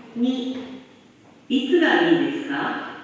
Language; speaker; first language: Japanese; non-native, learner; Indonesian